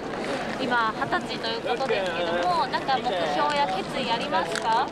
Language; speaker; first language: Japanese; native; Japanese